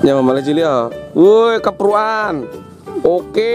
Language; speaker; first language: Indonesian; non-native, local second language; Javanese